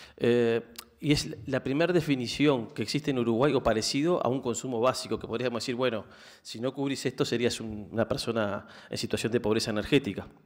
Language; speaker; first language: Spanish; native; Spanish